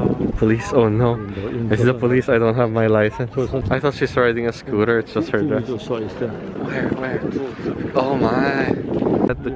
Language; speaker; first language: English; non-native, local second language; Filipino